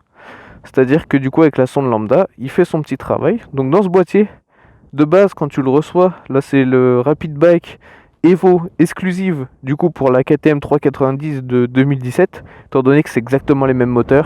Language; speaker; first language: French; native; French